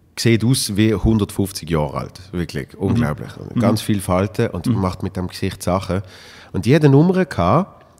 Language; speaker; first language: German; native; German